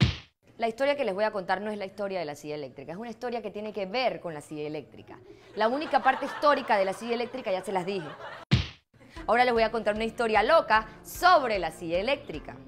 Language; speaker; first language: Spanish; native; Spanish